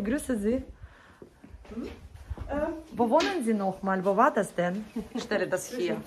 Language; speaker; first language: German; non-native, fluent; Russian